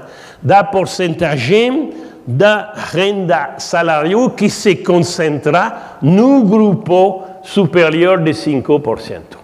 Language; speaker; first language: Portuguese; non-native, learner; French